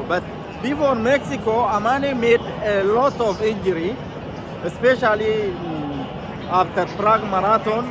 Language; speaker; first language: English; non-native, learner; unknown